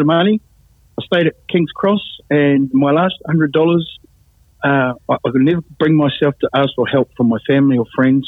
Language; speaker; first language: English; native; English